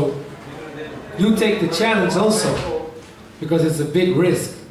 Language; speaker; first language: English; non-native, fluent; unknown